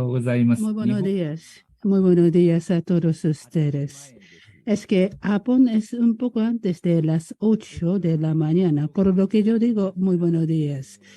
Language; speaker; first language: Spanish; non-native, learner; Japanese